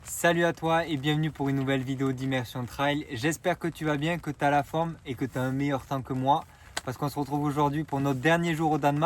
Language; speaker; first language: French; native; French